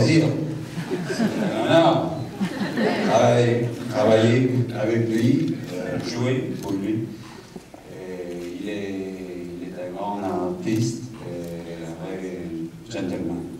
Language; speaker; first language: French; non-native, learner; English